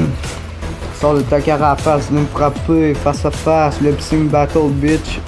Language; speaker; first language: French; native; French